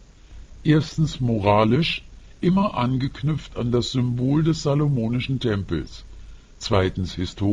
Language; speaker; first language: German; native; German